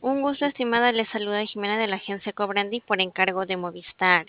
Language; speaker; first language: Spanish; native; Spanish